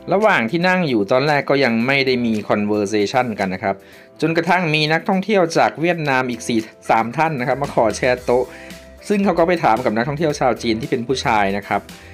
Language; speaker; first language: Thai; native; Thai